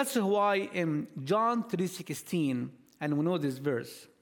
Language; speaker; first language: English; non-native, fluent; Arabic